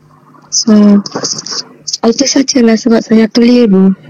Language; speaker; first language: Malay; non-native, local second language; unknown